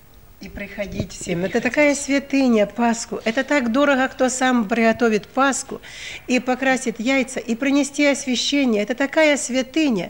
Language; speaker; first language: Russian; native; Russian